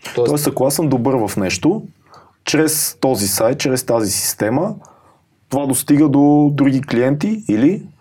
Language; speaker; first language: Bulgarian; native; Bulgarian